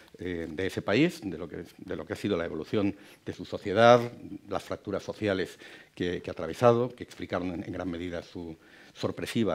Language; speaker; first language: Spanish; native; Spanish